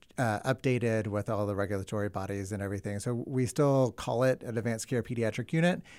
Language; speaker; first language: English; native; English